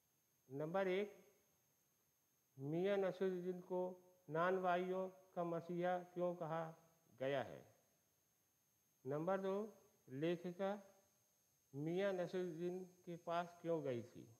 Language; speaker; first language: Hindi; native; Hindi